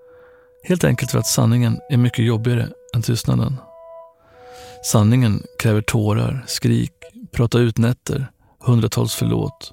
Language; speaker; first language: Swedish; native; Swedish